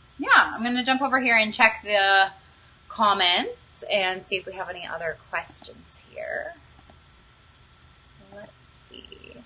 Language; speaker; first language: English; native; English